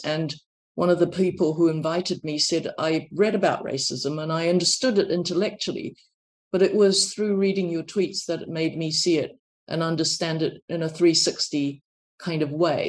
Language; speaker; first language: English; native; English